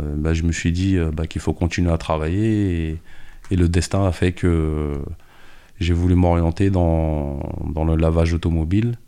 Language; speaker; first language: French; native; French